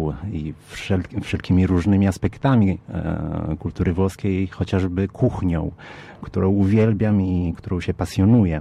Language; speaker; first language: Polish; early bilingual, heritage; Polish